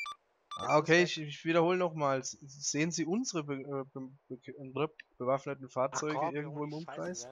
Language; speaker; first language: German; native; German